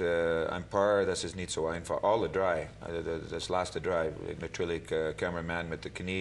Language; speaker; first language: German; non-native, learner; English